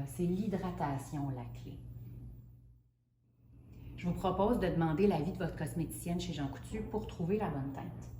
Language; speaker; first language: French; native; French